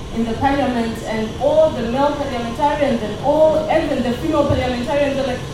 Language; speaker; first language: English; non-native, local second language; Shona